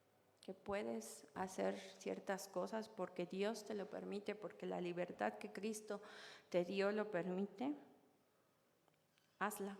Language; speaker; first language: Spanish; native; Spanish